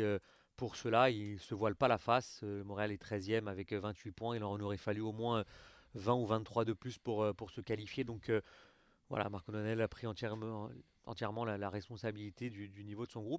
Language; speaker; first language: French; native; French